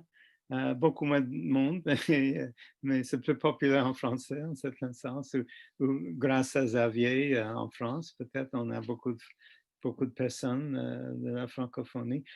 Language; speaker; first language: French; non-native, fluent; English